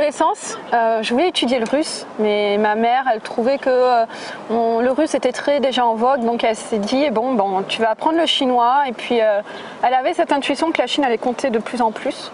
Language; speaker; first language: French; native; French